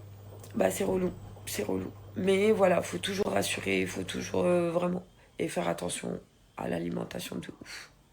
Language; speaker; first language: French; native; French